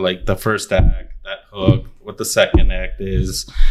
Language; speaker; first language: English; early bilingual, other home language; Spanish